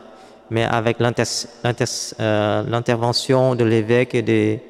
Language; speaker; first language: French; non-native, fluent; Vietnamese